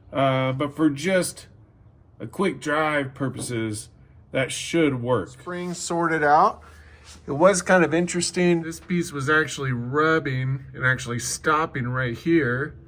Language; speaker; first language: English; native; English